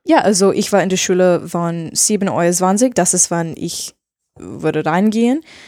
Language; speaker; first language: German; non-native, learner; English